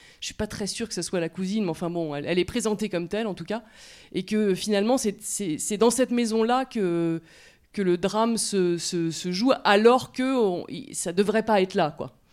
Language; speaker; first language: French; native; French